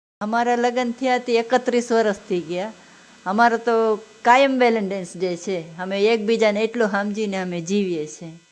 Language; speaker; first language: Gujarati; non-native, local second language; Malayalam